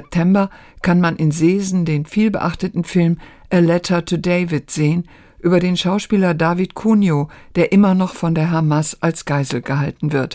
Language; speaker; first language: German; native; German